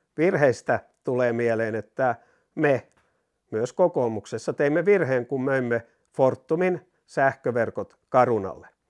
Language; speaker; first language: Finnish; native; Finnish